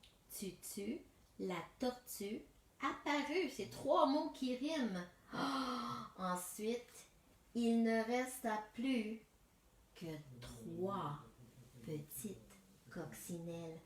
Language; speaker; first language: French; native; French